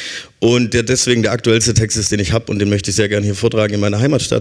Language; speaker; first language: German; native; German